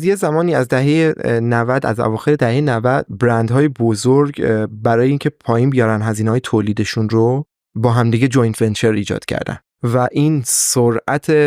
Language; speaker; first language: Persian; native; Persian